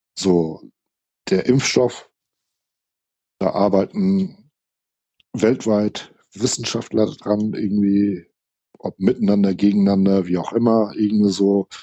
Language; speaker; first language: German; native; German